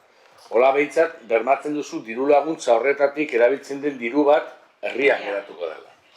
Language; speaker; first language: Basque; native; Basque